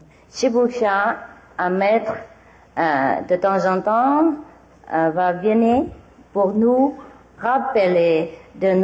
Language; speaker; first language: French; non-native, learner; Vietnamese